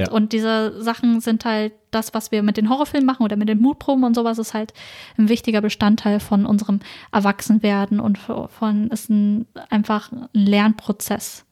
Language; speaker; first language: German; early bilingual, other home language; Vietnamese